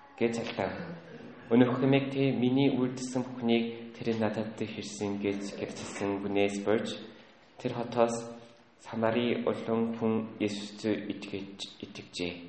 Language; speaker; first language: Mongolian; native; Mongolian